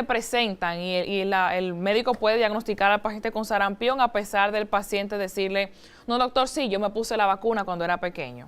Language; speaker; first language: Spanish; native; Spanish